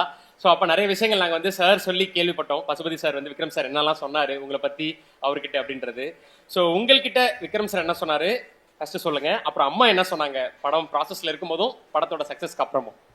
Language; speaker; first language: Tamil; native; Tamil